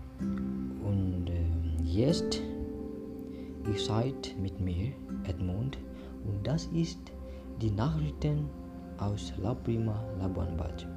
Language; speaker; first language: German; non-native, learner; Indonesian